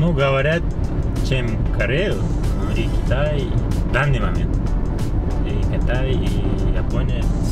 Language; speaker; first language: Russian; non-native, learner; Uzbek